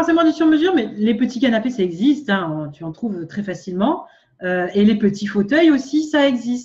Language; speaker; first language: French; native; French